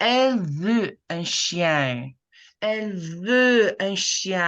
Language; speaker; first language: French; non-native, fluent; English